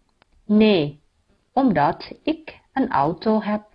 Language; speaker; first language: Dutch; non-native, fluent; Vietnamese